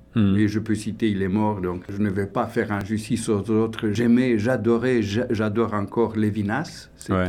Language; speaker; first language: French; non-native, fluent; Romanian